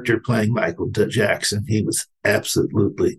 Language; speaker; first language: English; native; English